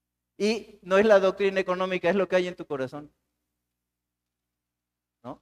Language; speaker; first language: Spanish; native; Spanish